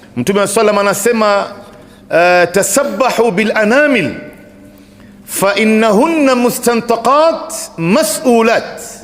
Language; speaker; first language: Swahili; native; Swahili